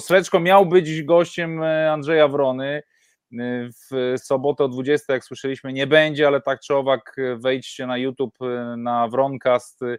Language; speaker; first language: Polish; native; Polish